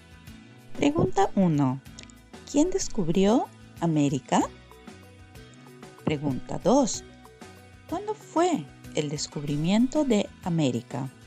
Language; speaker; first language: Spanish; non-native, fluent; Norwegian